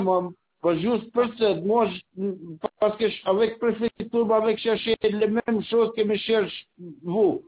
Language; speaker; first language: French; non-native, learner; Albanian